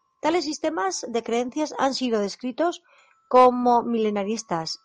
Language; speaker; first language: Spanish; native; Spanish